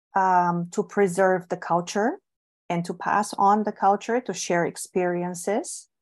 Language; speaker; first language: English; non-native, fluent; Bulgarian